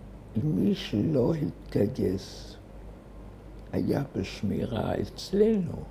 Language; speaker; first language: Hebrew; early bilingual, other home language; German